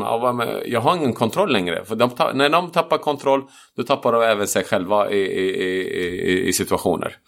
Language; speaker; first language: Swedish; non-native, fluent; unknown